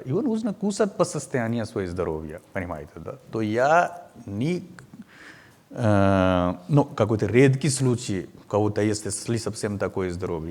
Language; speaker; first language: Russian; non-native, learner; Hindi